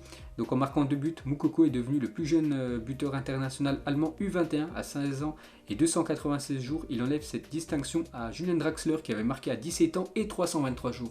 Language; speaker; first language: French; native; French